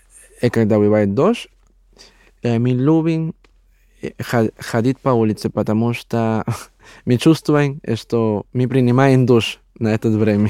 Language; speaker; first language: Russian; non-native, learner; Spanish